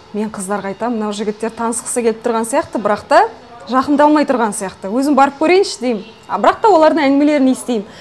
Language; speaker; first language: Kazakh; non-native, local second language; Russian